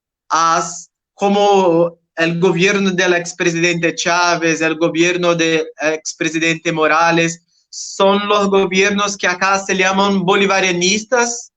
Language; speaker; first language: Spanish; non-native, learner; Portuguese